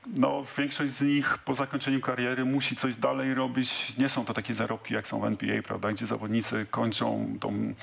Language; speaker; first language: Polish; native; Polish